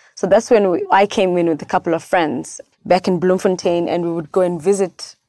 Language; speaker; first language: English; non-native, local second language; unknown